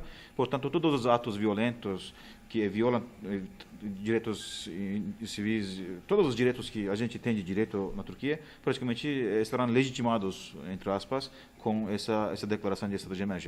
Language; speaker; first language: Portuguese; non-native, fluent; Turkish